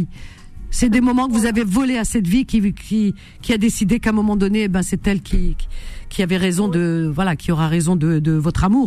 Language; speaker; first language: French; native; French